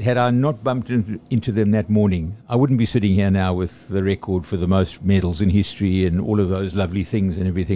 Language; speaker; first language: English; native; English